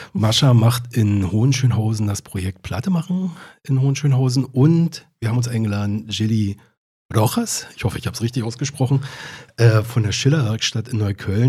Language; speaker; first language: German; native; German